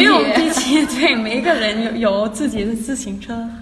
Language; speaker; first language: Chinese; non-native, learner; Danish